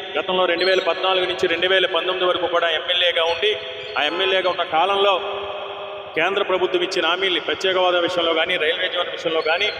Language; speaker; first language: Telugu; native; Telugu